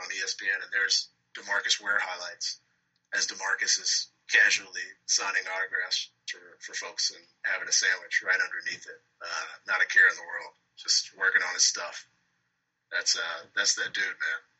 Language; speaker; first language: English; native; English